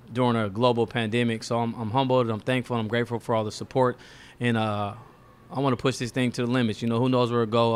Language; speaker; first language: English; native; English